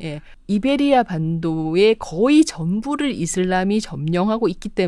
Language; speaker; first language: Korean; native; Korean